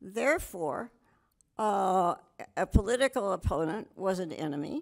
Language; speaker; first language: English; native; English